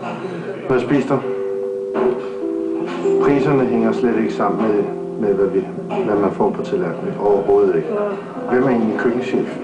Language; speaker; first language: Danish; native; Danish